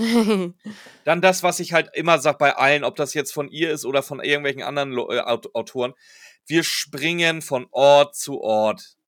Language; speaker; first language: German; native; German